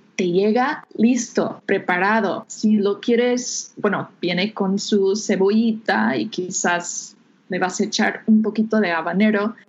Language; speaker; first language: Spanish; non-native, fluent; English